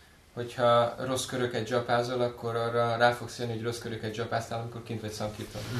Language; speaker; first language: Hungarian; native; Hungarian